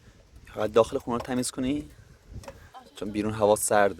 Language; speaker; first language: Persian; native; Persian